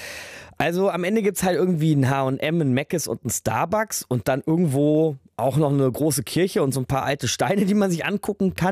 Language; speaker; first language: German; native; German